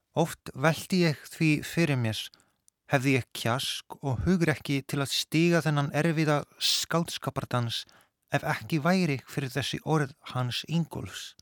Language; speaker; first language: Icelandic; non-native, fluent; Polish